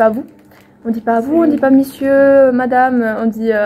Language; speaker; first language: French; non-native, fluent; Swedish